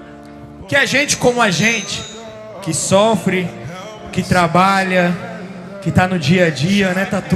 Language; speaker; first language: Portuguese; native; Portuguese